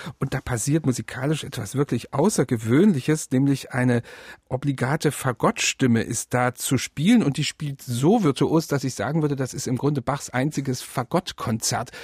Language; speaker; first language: German; native; German